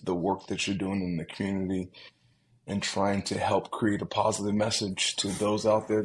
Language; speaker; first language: English; native; English